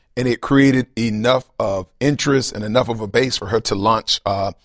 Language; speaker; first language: English; native; English